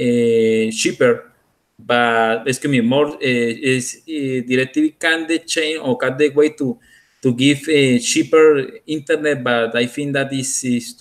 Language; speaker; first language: English; non-native, learner; Spanish